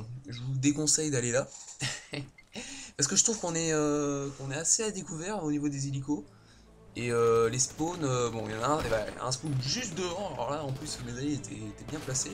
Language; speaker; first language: French; native; French